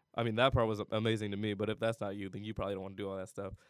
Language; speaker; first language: English; native; English